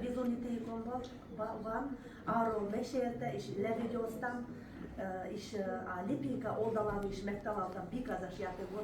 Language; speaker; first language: Hungarian; non-native, learner; Kazakh